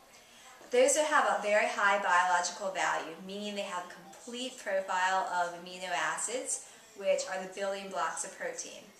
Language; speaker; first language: English; native; English